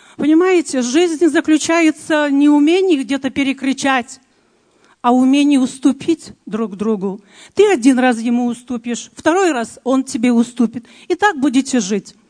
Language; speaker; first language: Russian; native; Russian